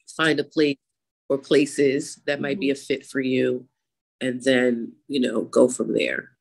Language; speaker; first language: English; native; English